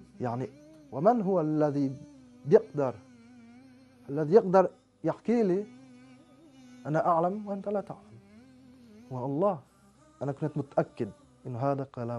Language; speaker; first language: Arabic; non-native, learner; French